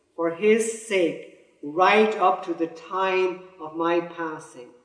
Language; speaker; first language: English; native; English